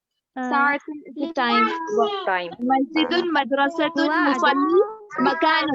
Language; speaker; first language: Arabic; non-native, learner; Urdu